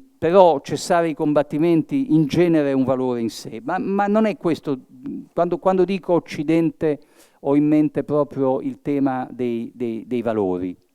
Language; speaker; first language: Italian; early bilingual, heritage; Italian